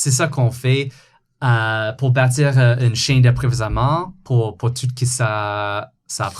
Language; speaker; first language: French; non-native, fluent; English